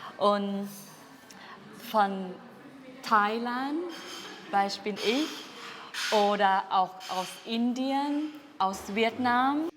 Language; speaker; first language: German; non-native, learner; Thai